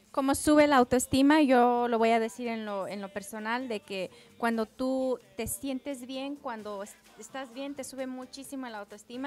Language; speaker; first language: Spanish; native; Spanish